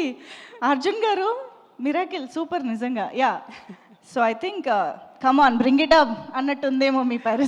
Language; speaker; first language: Telugu; native; Telugu